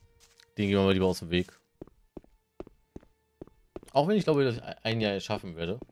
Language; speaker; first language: German; native; German